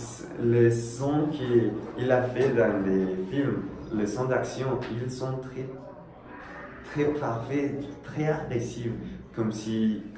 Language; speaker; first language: French; non-native, learner; Spanish